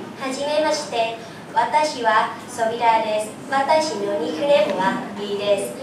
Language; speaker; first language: Japanese; non-native, learner; Thai